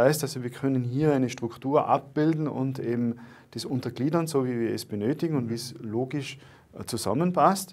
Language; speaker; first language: German; native; German